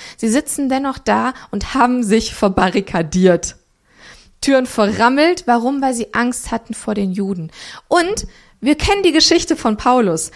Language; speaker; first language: German; early bilingual, other home language; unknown